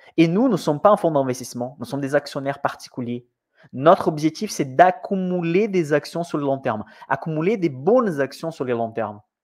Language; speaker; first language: French; non-native, fluent; Portuguese